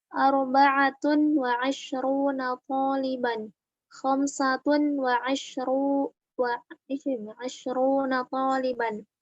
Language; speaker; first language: Arabic; non-native, learner; Indonesian